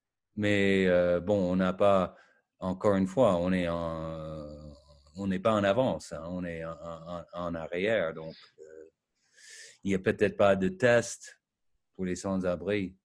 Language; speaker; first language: French; non-native, fluent; English